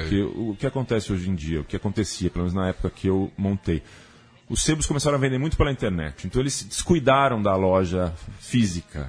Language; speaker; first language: Portuguese; native; Portuguese